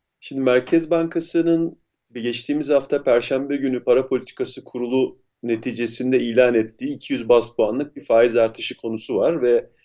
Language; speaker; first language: Turkish; native; Turkish